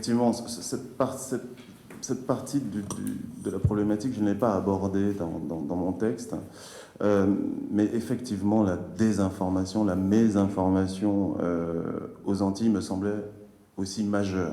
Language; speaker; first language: French; native; French